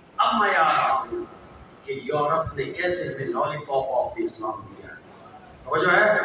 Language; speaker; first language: Urdu; non-native, local second language; Baluchi